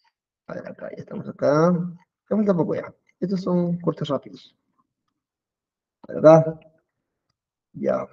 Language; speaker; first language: Spanish; native; Spanish